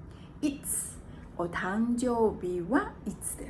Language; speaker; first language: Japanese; non-native, fluent; Chinese